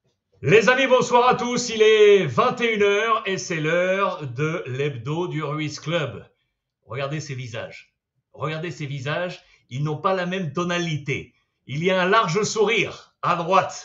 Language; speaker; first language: French; native; French